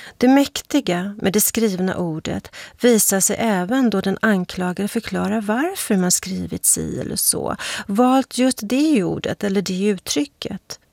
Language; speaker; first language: Swedish; native; Swedish